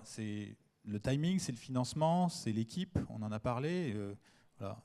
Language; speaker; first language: French; native; French